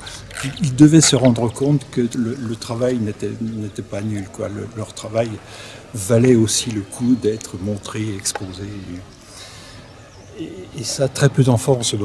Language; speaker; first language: French; native; French